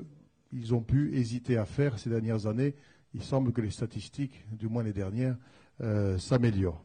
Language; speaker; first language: French; native; French